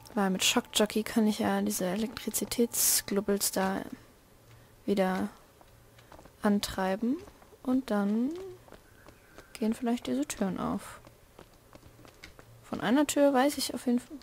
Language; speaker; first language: German; native; German